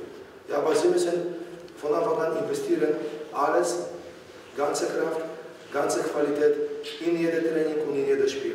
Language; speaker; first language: German; non-native, fluent; Polish